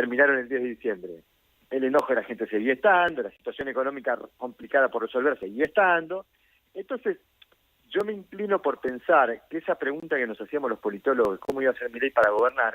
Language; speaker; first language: Spanish; native; Spanish